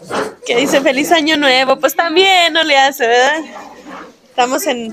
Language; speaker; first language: Spanish; native; Spanish